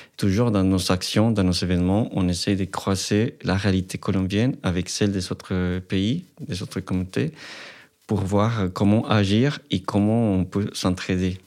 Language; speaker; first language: French; non-native, fluent; Spanish